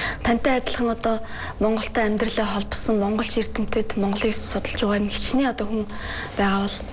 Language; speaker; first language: Mongolian; native; Mongolian